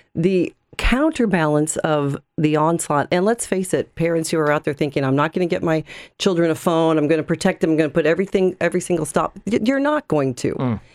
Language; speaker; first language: English; native; English